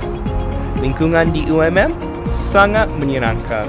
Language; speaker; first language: Indonesian; non-native, learner; English